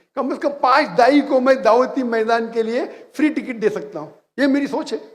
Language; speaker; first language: Hindi; non-native, local second language; Konkani